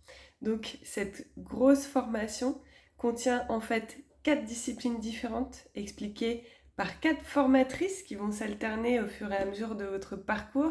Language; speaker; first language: French; native; French